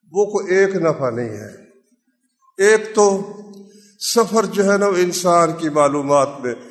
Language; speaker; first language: Urdu; non-native, local second language; Punjabi